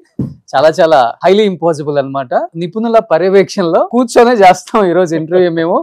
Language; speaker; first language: Telugu; native; Telugu